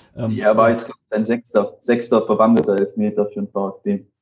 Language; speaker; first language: German; native; German